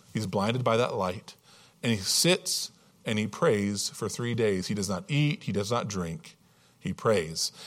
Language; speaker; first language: English; native; English